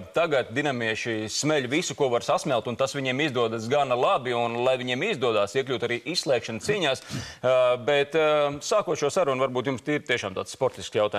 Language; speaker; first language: Latvian; native; Latvian